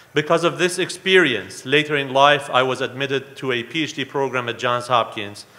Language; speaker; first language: English; non-native, fluent; Persian